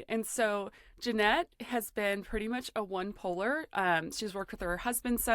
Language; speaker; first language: English; native; English